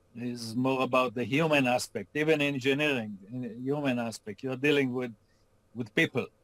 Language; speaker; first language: English; non-native, fluent; Hebrew